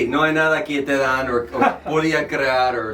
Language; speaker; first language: Spanish; early bilingual, heritage; Spanish